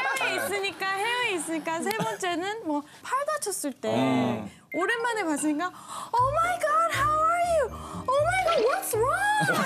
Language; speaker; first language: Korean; early bilingual, heritage; Korean